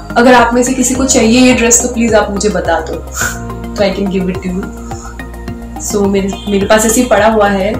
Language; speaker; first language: Hindi; non-native, local second language; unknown